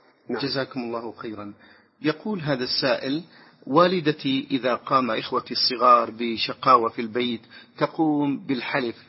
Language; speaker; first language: Arabic; native; Arabic